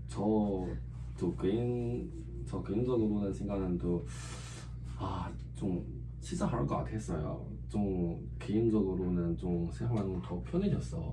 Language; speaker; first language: Korean; non-native, learner; Chinese